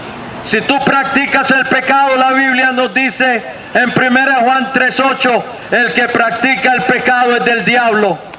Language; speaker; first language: Spanish; native; Spanish